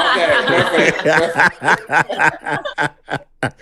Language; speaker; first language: English; non-native, learner; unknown